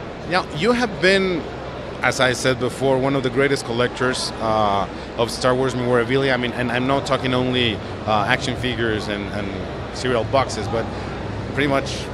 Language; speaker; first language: English; non-native, fluent; Spanish